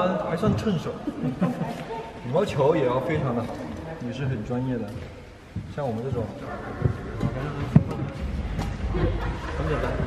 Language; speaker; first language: Chinese; native; Chinese